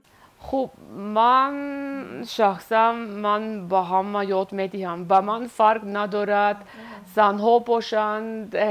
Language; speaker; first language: Persian; non-native, fluent; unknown